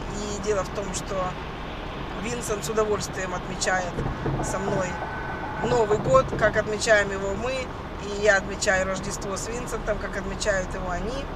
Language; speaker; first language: Russian; native; Russian